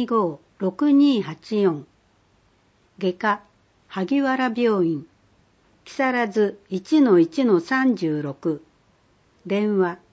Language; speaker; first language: Japanese; native; Japanese